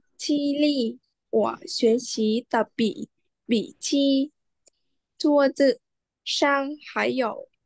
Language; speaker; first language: Chinese; non-native, learner; Vietnamese